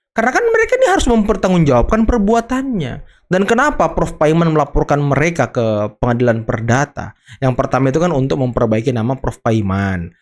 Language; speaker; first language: Indonesian; native; Indonesian